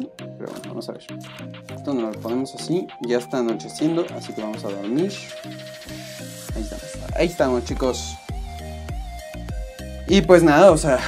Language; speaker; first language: Spanish; native; Spanish